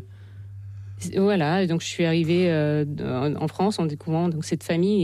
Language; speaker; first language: French; non-native, fluent; Russian